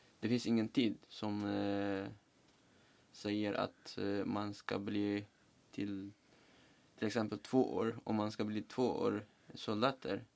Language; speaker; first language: Swedish; non-native, learner; Tigrinya